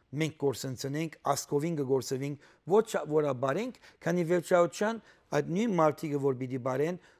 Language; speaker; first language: Armenian; early bilingual, heritage; Armenian